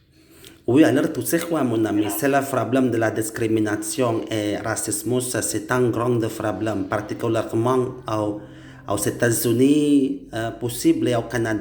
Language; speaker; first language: French; non-native, learner; Indonesian